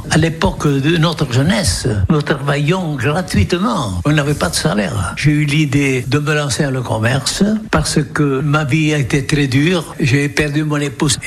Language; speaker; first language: French; non-native, local second language; Occitan